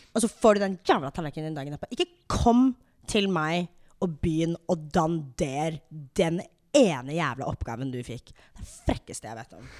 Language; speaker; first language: Norwegian; early bilingual, other home language; English